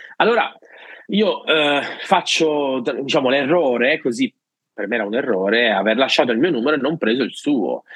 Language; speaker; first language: Italian; native; Italian